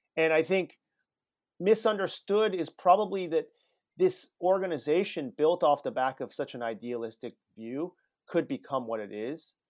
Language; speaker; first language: English; native; English